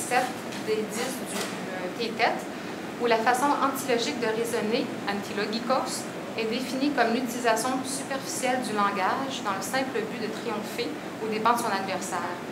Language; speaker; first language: French; native; French